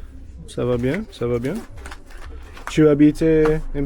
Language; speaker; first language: French; non-native, learner; English